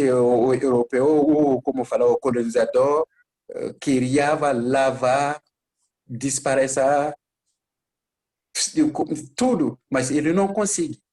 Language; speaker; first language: Portuguese; non-native, learner; Bambara